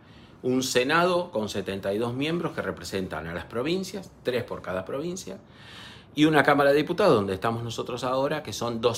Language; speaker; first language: Spanish; native; Spanish